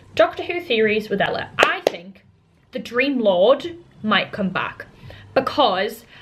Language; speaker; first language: English; native; English